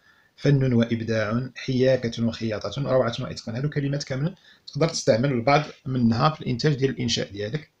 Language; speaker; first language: Arabic; native; Arabic